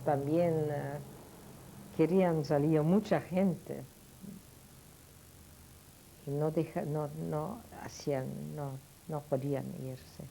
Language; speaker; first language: Spanish; non-native, fluent; Yiddish